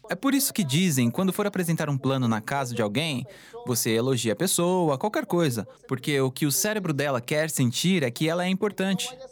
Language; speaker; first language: Portuguese; non-native, fluent; Spanish